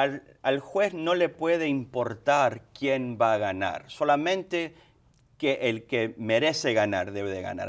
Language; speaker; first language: Spanish; early bilingual, other home language; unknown